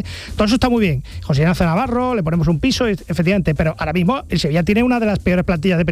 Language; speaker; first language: Spanish; native; Spanish